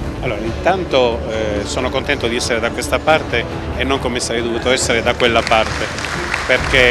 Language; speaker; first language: Italian; native; Italian